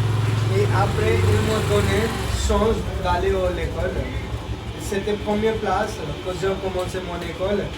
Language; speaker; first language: French; non-native, learner; Hindi